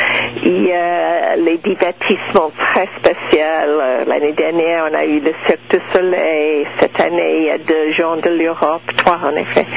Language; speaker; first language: French; non-native, local second language; English